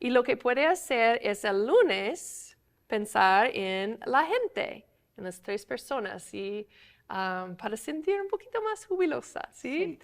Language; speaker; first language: Spanish; non-native, fluent; English